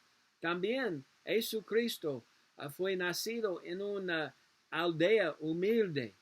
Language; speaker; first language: Spanish; non-native, learner; English